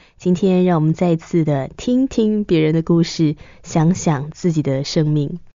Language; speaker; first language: Chinese; native; Chinese